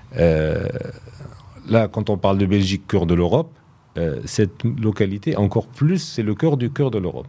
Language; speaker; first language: French; non-native, local second language; Arabic